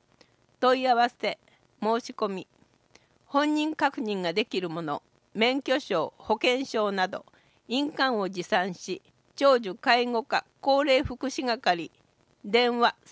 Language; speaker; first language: Japanese; native; Japanese